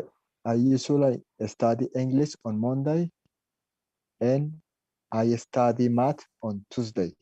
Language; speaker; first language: English; non-native, learner; Spanish